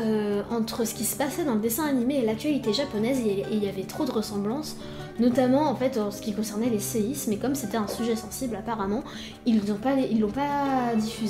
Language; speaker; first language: French; native; French